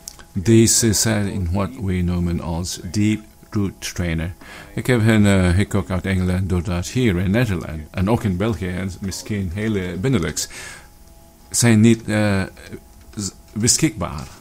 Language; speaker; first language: Dutch; non-native, learner; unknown